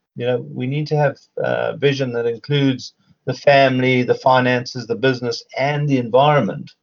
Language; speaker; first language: English; native; English